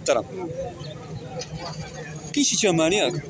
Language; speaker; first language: Arabic; native; Arabic